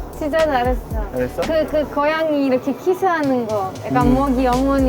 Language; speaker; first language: Korean; non-native, learner; Greek